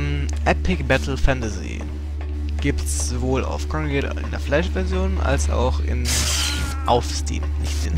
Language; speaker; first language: German; native; German